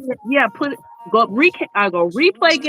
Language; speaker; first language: English; native; English